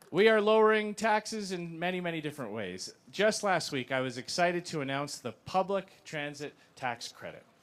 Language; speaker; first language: English; native; English